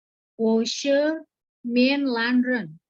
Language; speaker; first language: Chinese; non-native, learner; Indonesian